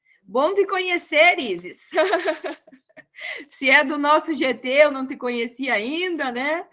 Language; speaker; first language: Portuguese; native; Portuguese